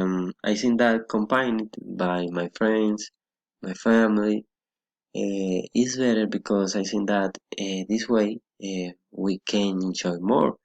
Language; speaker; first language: English; non-native, learner; Spanish